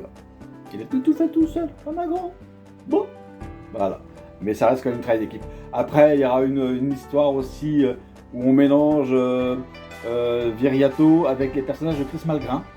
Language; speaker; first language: French; native; French